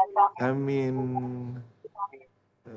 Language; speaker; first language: English; non-native, fluent; Indonesian